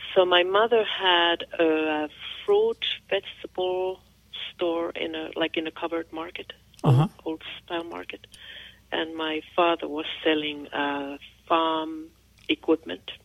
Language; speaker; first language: English; non-native, fluent; Finnish